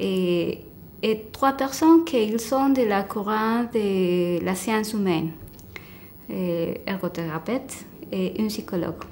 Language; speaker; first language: French; non-native, fluent; Spanish